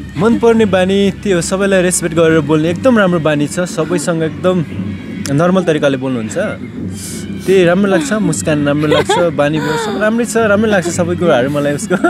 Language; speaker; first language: Nepali; non-native, local second language; Eastern Tamang